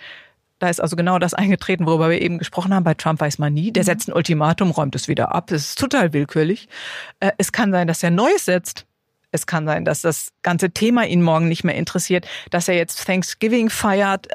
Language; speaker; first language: German; native; German